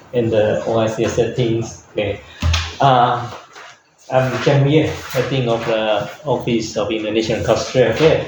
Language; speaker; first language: English; non-native, fluent; Chinese